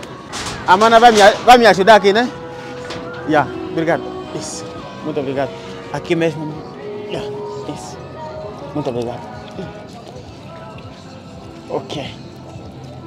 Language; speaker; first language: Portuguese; non-native, learner; Vietnamese